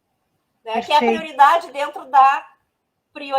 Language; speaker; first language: Portuguese; native; Portuguese